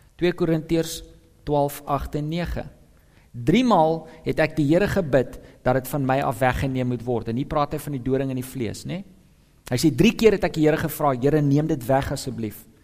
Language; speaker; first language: Afrikaans; non-native, local second language; English